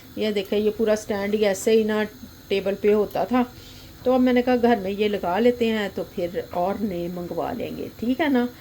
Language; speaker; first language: Urdu; non-native, local second language; Punjabi